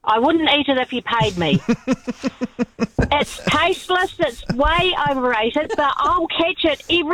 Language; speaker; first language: English; native; English